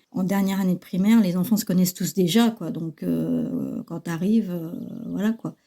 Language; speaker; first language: French; early bilingual, other home language; Chinese